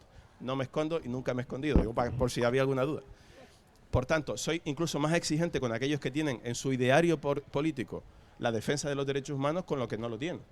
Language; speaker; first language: Spanish; native; Spanish